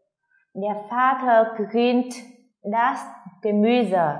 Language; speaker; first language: German; non-native, fluent; Vietnamese